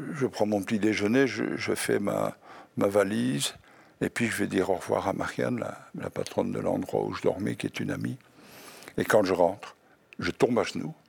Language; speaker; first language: French; native; French